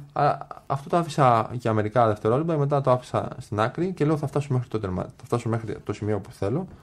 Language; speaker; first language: Greek; native; Greek